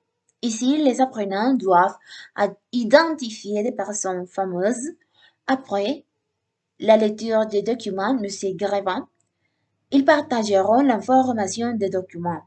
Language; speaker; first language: French; non-native, learner; Spanish